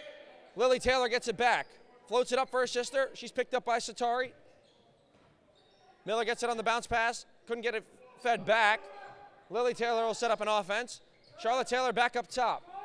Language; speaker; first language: English; native; English